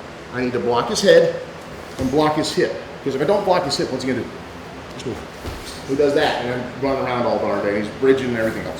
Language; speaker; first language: English; native; English